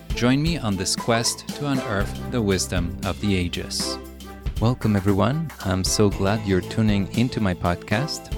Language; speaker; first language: English; early bilingual, other home language; Polish